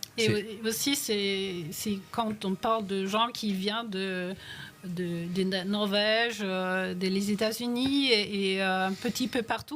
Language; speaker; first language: French; non-native, fluent; Norwegian